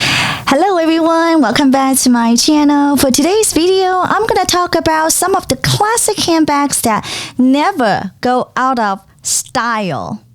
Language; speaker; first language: English; non-native, fluent; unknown